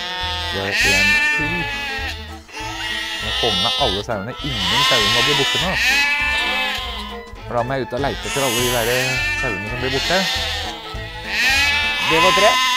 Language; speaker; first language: Norwegian; native; Norwegian